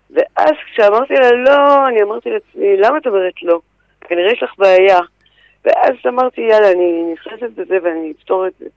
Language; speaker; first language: Hebrew; early bilingual, other home language; French